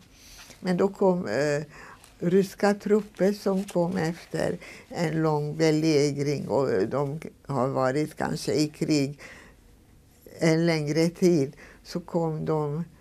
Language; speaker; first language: Swedish; non-native, fluent; Hungarian